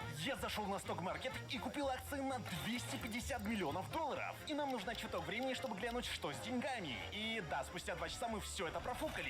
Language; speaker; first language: Russian; native; Russian